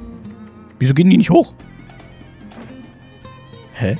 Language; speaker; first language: German; native; German